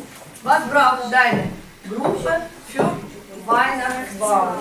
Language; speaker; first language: German; non-native, fluent; Russian